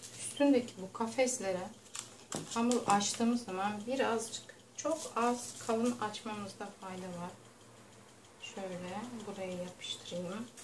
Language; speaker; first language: Turkish; non-native, fluent; Russian